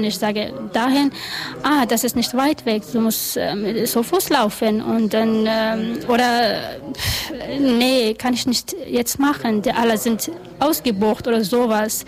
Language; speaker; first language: German; non-native, learner; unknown